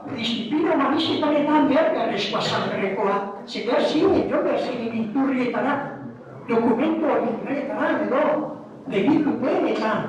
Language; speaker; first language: Basque; native; Basque